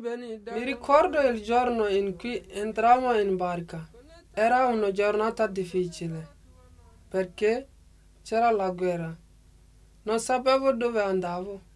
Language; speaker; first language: Italian; non-native, learner; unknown